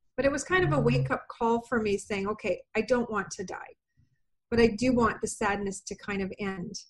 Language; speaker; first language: English; native; English